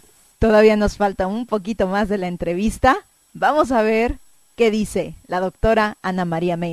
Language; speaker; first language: Spanish; native; Spanish